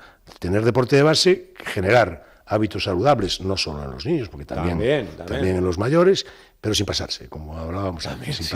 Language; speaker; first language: Spanish; native; Spanish